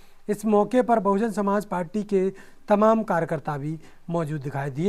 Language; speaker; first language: Hindi; native; Hindi